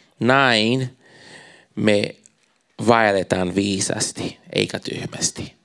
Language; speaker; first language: Finnish; non-native, fluent; Portuguese